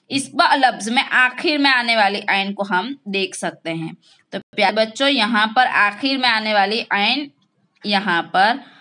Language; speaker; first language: Hindi; non-native, local second language; Gujarati